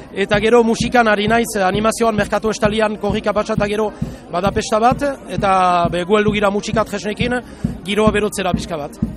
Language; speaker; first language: Basque; non-native, local second language; French